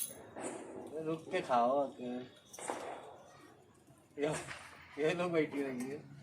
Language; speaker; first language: Hindi; native; Hindi